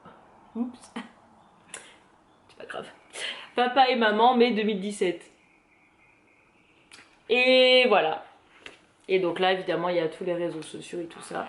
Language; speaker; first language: French; native; French